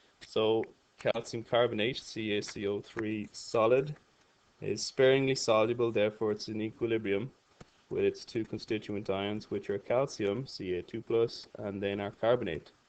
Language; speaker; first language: English; native; English